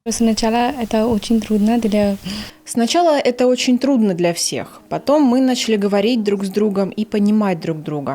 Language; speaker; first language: Russian; non-native, learner; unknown